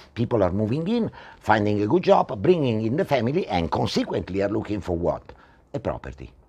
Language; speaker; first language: English; non-native, fluent; Italian